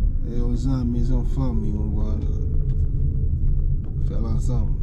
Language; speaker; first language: French; non-native, learner; Haitian Creole